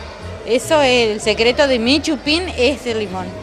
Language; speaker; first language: Spanish; native; Spanish